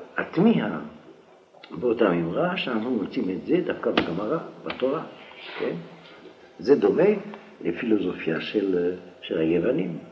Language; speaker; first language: Hebrew; non-native, fluent; French